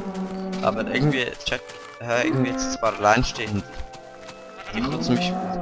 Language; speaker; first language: German; native; German